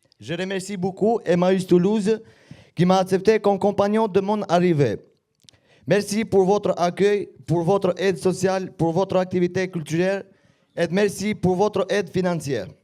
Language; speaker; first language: French; non-native, learner; Albanian